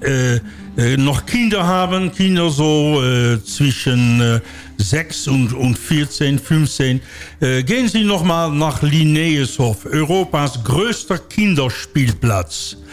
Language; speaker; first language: German; non-native, learner; Dutch